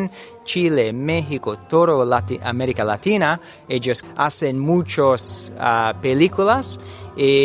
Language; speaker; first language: Spanish; non-native, learner; English